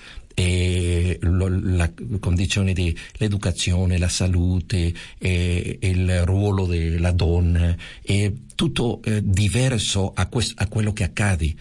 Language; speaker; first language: Italian; non-native, fluent; Spanish